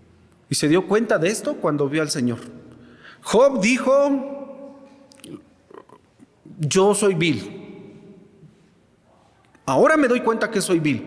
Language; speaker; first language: Spanish; native; Spanish